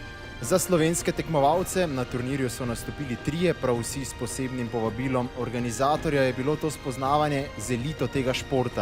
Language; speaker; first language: Slovenian; native; Slovenian